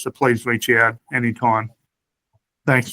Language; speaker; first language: English; native; English